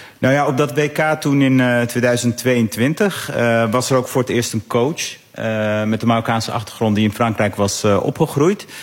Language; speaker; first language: Dutch; early bilingual, other home language; Arabic